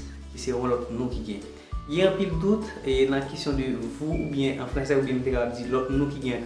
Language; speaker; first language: French; non-native, learner; Haitian Creole